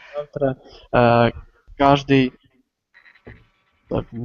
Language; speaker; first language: Russian; non-native, learner; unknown